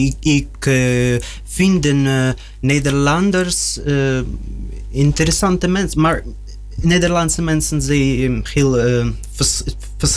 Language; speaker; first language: Dutch; non-native, learner; Russian